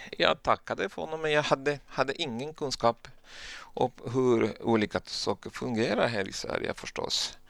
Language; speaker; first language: Swedish; non-native, fluent; Spanish